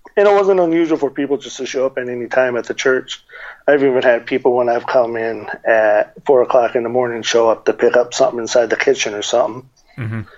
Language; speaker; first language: English; native; English